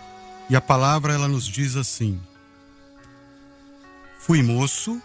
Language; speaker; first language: Portuguese; native; Portuguese